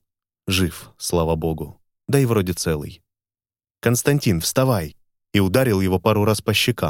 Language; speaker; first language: Russian; native; Russian